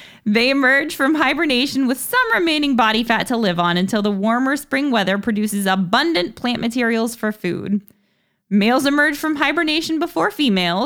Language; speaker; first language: English; native; English